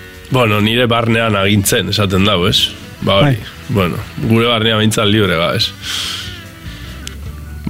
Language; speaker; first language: Basque; native; Basque